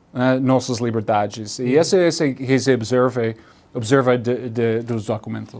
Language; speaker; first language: Portuguese; non-native, learner; English